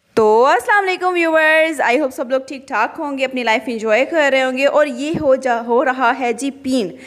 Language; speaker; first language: Urdu; non-native, local second language; Punjabi